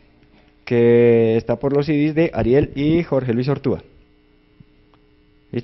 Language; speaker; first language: Spanish; native; Spanish